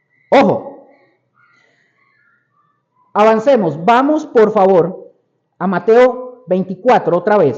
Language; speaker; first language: Spanish; native; Spanish